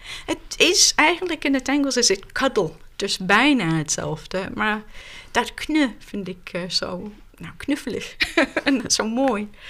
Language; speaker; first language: Dutch; non-native, fluent; English